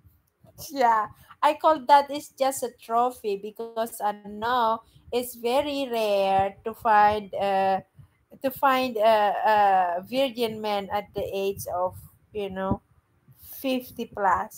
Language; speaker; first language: English; non-native, local second language; Filipino